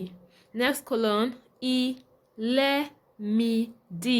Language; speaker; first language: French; non-native, fluent; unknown